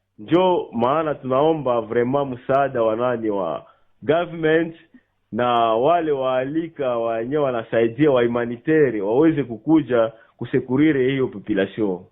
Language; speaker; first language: Swahili; native; Swahili